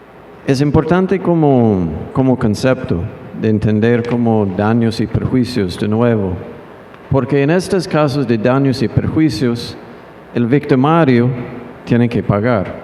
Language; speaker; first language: Spanish; non-native, fluent; English